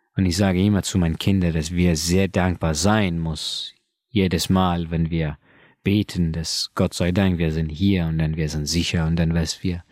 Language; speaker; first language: German; non-native, learner; Persian